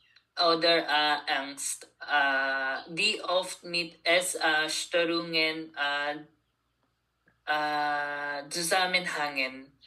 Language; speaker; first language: German; non-native, learner; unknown